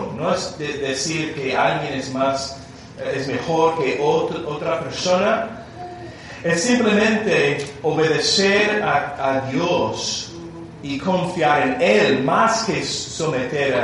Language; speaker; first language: Spanish; non-native, learner; English